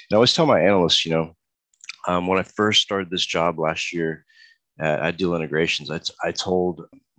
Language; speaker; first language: English; native; English